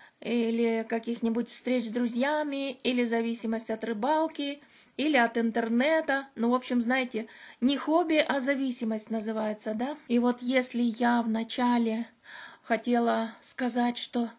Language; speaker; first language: Russian; native; Russian